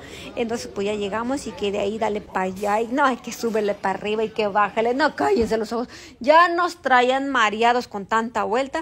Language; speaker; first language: Spanish; native; Spanish